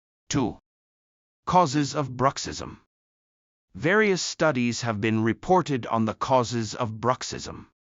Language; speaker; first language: English; non-native, fluent; Japanese